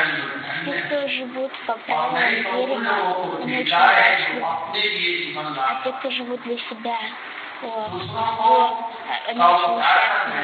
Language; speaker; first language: Russian; native; Russian